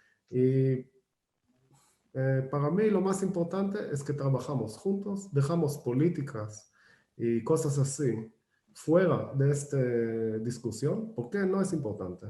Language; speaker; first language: Spanish; non-native, fluent; Hebrew